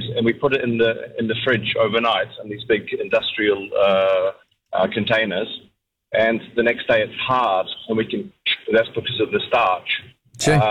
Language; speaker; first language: English; native; English